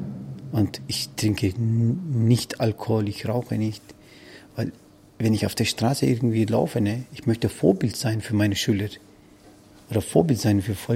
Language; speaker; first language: German; non-native, fluent; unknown